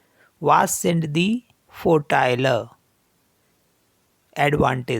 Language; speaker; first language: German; non-native, fluent; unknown